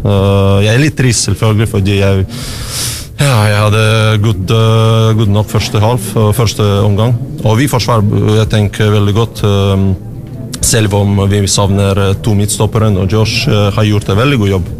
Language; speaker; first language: Norwegian; non-native, learner; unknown